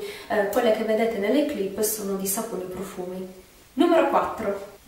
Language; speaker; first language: Italian; native; Italian